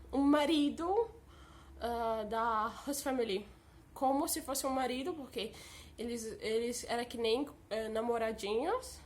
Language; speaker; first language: Portuguese; early bilingual, heritage; Portuguese